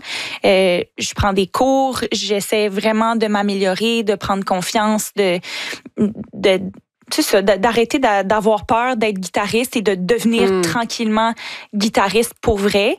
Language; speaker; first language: French; native; French